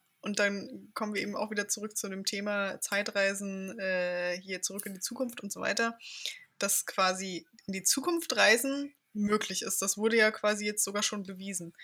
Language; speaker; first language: German; native; German